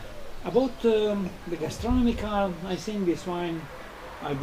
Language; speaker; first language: English; non-native, learner; Romanian